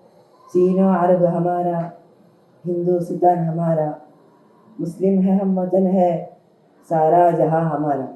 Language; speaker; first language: Hindi; non-native, learner; Malayalam